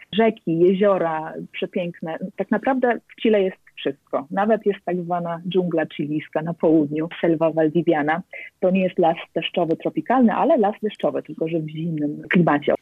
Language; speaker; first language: Polish; native; Polish